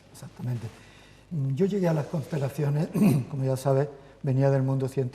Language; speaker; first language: Spanish; native; Spanish